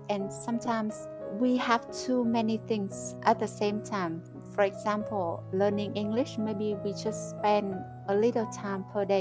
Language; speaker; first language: English; non-native, fluent; Vietnamese